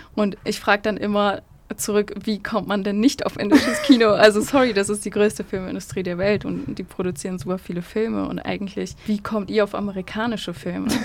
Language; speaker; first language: German; early bilingual, other home language; Uzbek